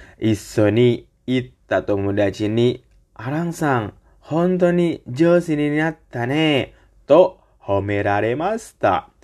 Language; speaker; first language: Japanese; non-native, learner; Indonesian